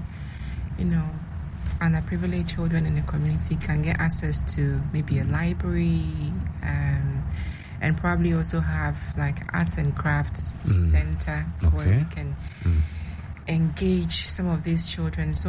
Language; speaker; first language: English; non-native, local second language; Akan